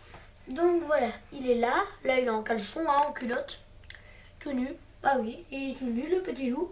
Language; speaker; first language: French; native; French